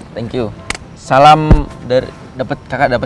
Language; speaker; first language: Indonesian; native; Indonesian